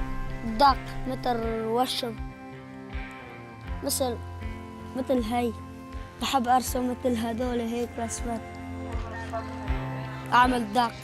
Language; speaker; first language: Arabic; native; Arabic